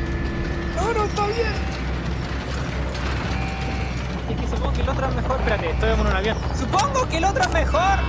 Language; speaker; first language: Spanish; native; Spanish